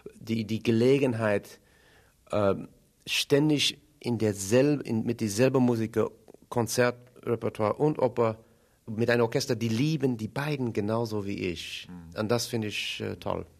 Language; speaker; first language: German; non-native, fluent; English